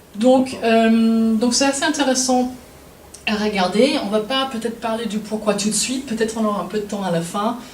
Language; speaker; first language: French; non-native, fluent; English